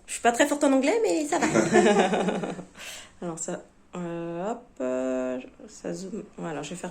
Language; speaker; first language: French; native; French